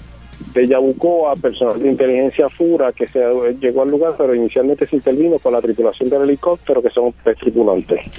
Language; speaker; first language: Spanish; native; Spanish